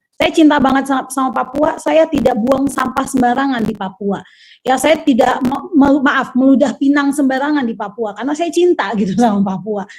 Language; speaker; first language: Indonesian; native; Indonesian